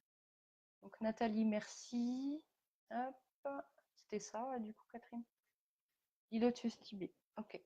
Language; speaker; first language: French; native; French